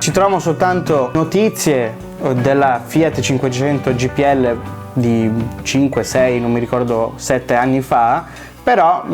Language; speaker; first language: Italian; native; Italian